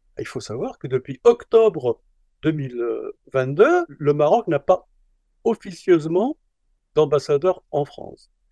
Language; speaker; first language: French; non-native, local second language; Arabic